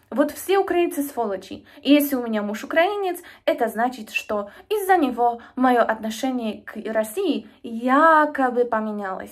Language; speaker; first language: Russian; non-native, fluent; Polish